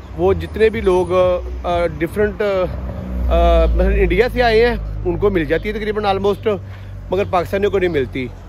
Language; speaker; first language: Urdu; non-native, local second language; Punjabi